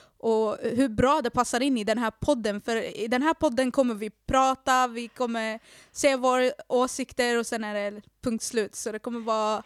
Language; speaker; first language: Swedish; early bilingual, other home language; Arabic